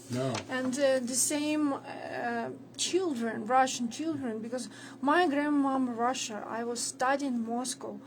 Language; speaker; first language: English; non-native, learner; Ukrainian